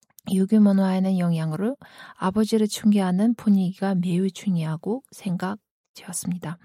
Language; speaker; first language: Korean; non-native, fluent; Kyrgyz